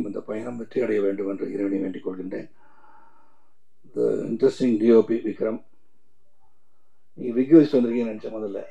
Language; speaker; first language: Tamil; native; Tamil